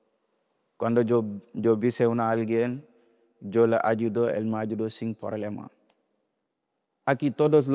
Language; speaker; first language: Spanish; non-native, learner; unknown